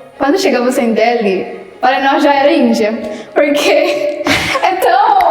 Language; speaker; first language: Portuguese; non-native, fluent; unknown